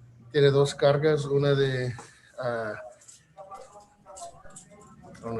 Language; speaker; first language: Spanish; early bilingual, heritage; Spanish